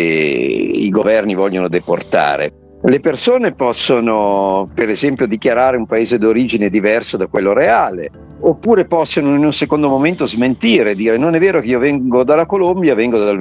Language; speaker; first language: Italian; native; Italian